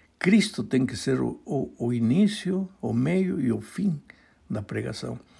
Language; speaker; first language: Portuguese; non-native, fluent; Spanish